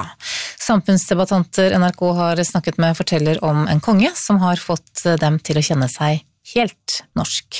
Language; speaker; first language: Norwegian; native; Norwegian